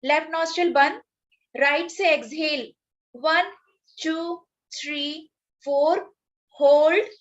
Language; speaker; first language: Hindi; native; Hindi